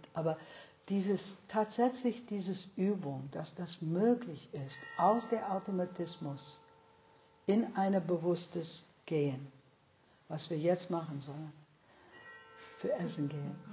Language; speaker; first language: German; non-native, fluent; English